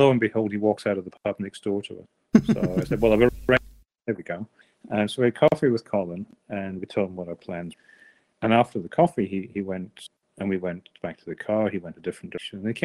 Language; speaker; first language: English; native; English